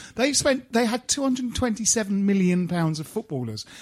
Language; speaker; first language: English; native; English